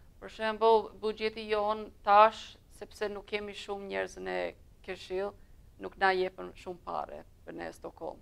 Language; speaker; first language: Albanian; early bilingual, heritage; Albanian